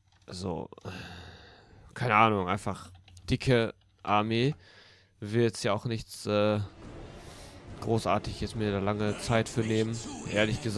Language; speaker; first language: German; native; German